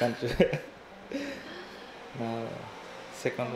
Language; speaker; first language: Japanese; native; Japanese